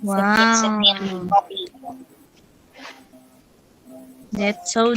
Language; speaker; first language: English; non-native, fluent; Indonesian